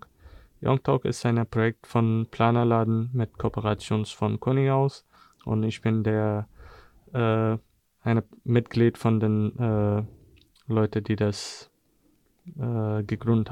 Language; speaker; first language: German; non-native, fluent; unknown